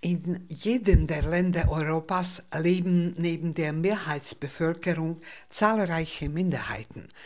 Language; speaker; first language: German; non-native, fluent; Czech